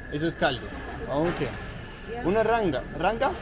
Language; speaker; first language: Spanish; non-native, learner; Danish